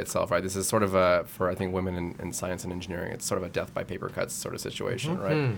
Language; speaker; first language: English; native; English